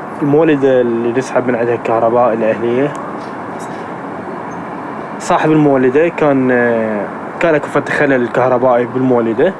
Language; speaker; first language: Arabic; native; Arabic